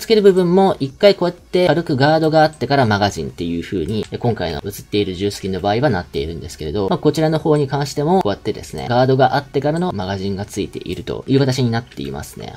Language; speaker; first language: Japanese; native; Japanese